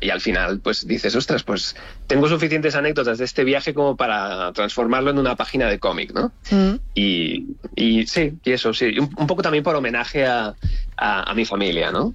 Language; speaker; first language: Spanish; native; Spanish